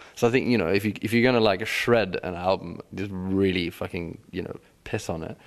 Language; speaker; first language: English; non-native, fluent; Swedish